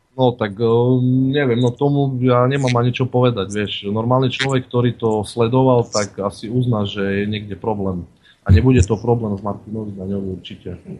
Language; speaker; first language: Slovak; native; Slovak